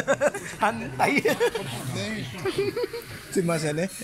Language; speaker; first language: Japanese; non-native, learner; Filipino